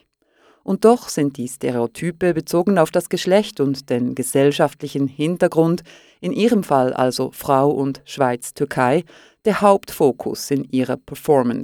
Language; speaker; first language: German; native; German